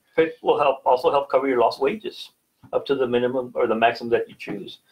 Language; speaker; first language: English; native; English